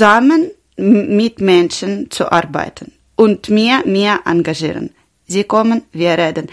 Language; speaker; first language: German; non-native, learner; Ukrainian